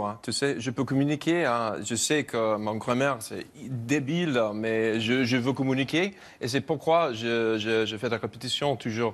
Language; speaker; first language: French; non-native, learner; English